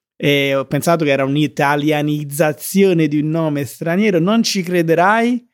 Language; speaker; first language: Italian; native; Italian